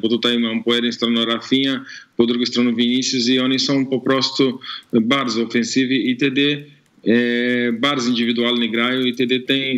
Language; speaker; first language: Polish; non-native, fluent; Portuguese